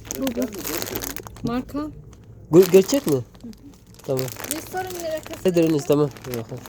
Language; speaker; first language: Turkish; non-native, learner; Filipino